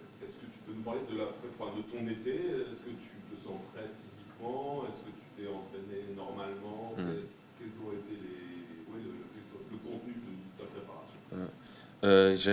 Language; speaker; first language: French; native; French